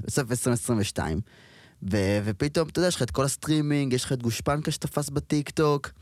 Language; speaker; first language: Hebrew; native; Hebrew